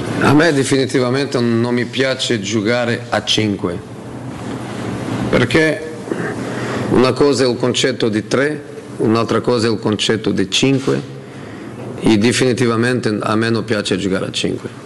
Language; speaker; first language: Italian; non-native, fluent; Portuguese